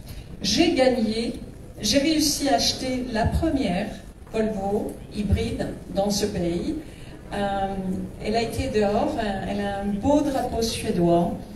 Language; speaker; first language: French; non-native, fluent; Swedish